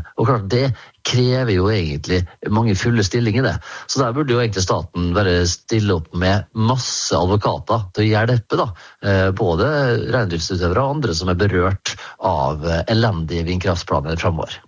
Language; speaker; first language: Norwegian; native; Norwegian